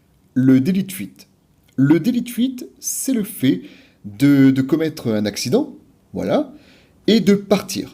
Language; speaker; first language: French; native; French